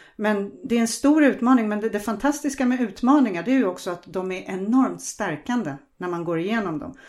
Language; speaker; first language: Swedish; non-native, fluent; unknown